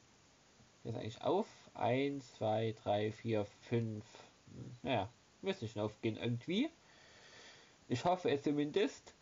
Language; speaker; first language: German; native; German